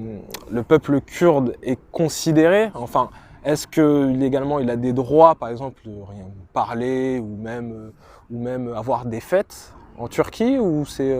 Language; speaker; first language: French; native; French